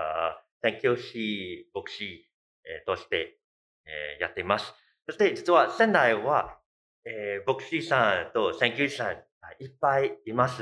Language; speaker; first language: Japanese; non-native, fluent; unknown